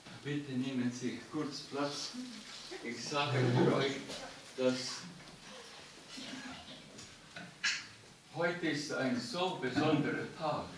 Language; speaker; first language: German; non-native, learner; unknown